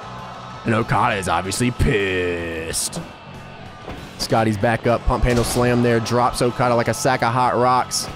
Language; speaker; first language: English; native; English